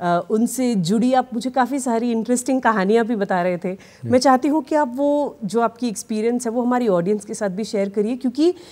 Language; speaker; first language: Hindi; native; Hindi